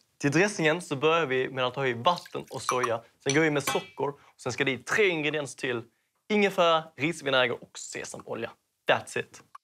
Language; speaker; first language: Swedish; early bilingual, other home language; Cantonese